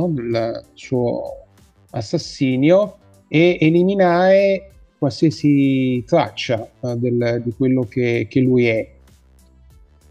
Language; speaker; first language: Italian; native; Italian